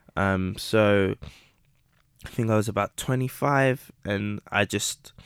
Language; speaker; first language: English; native; English